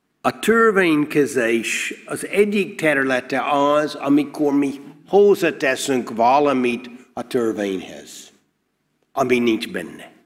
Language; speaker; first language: Hungarian; non-native, learner; English